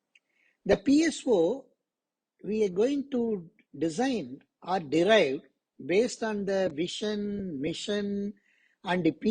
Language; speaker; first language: English; non-native, local second language; Tamil